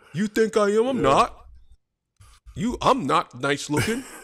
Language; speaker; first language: English; native; English